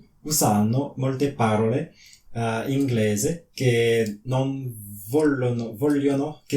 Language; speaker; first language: Italian; non-native, learner; French